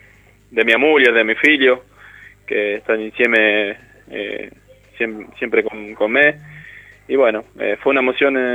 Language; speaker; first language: Italian; non-native, learner; Spanish